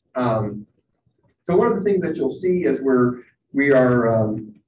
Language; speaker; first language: English; native; English